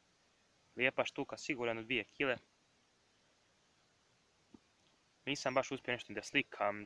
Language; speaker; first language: Serbian; native; Serbian